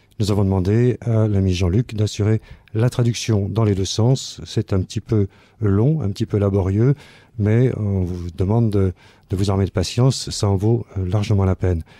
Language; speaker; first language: French; native; French